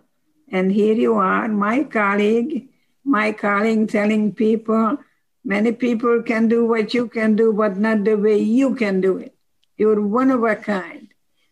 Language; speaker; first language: English; non-native, fluent; Slovak